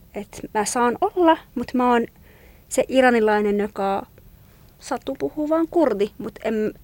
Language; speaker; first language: Finnish; non-native, fluent; Kurdish